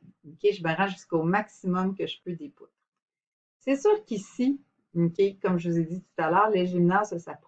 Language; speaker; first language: French; native; French